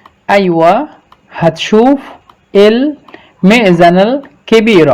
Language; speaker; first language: Arabic; non-native, fluent; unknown